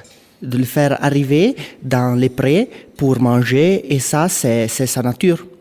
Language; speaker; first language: French; non-native, local second language; Italian